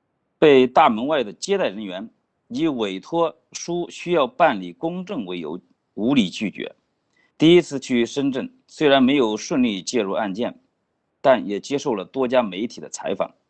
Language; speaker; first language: Chinese; native; Chinese